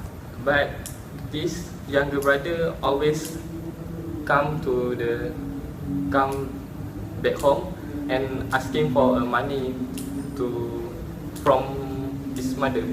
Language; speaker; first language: English; non-native, local second language; Malay